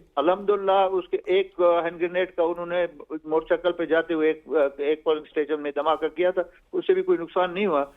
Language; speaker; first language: Urdu; non-native, local second language; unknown